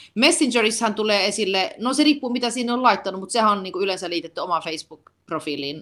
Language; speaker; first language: Finnish; early bilingual, heritage; Finnish